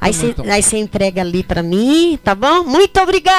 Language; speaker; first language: Portuguese; native; Portuguese